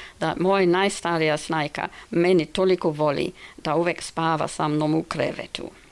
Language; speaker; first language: Serbian; non-native, fluent; English